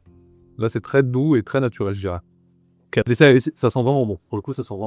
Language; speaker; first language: French; native; French